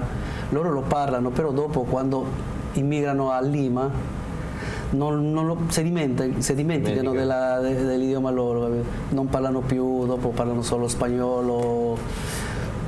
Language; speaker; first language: Italian; non-native, learner; Spanish